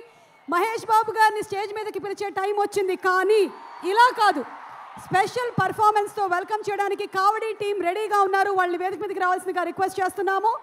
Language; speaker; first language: Telugu; native; Telugu